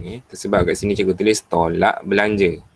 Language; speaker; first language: Malay; native; Malay